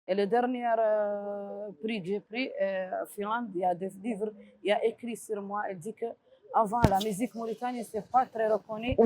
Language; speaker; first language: French; non-native, learner; Arabic